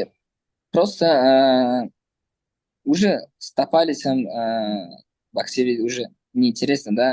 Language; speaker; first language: Russian; non-native, learner; Uzbek